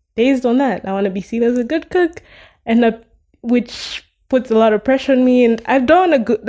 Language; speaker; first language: English; non-native, local second language; Nyanja